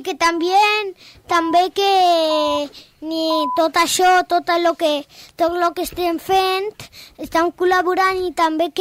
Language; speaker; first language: Catalan; non-native, local second language; Spanish